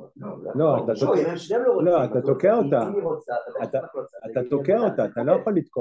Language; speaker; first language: Hebrew; non-native, fluent; French